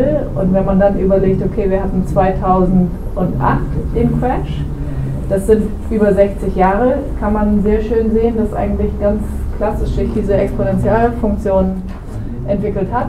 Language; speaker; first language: German; native; German